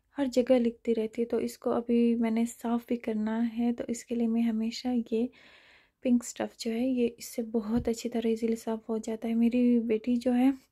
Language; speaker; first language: Urdu; non-native, fluent; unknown